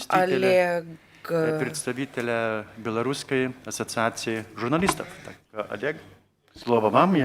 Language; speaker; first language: Russian; non-native, fluent; Lithuanian